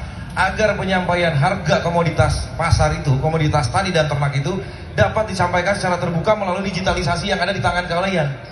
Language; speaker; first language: Indonesian; native; Indonesian